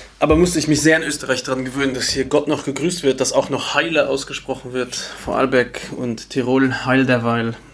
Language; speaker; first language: German; native; German